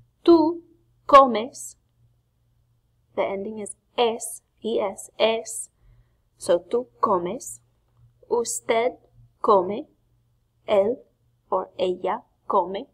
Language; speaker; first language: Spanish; non-native, fluent; English